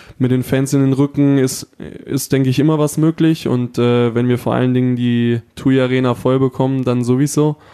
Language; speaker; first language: German; native; German